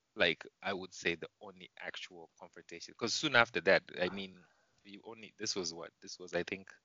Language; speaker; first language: English; non-native, local second language; Shona